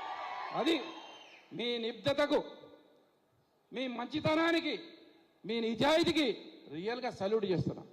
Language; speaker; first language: Telugu; native; Telugu